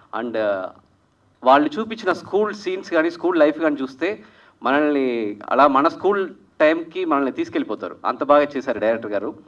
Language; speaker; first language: Telugu; native; Telugu